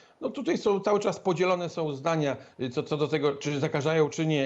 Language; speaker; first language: Polish; native; Polish